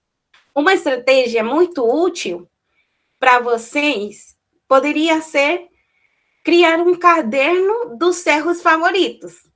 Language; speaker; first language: Portuguese; non-native, fluent; Spanish